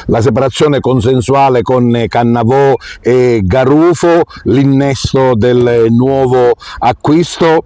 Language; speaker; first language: Italian; native; Italian